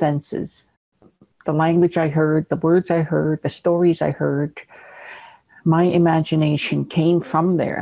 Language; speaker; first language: English; non-native, local second language; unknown